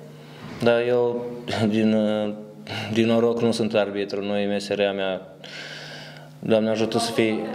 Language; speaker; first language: Romanian; early bilingual, heritage; Romanian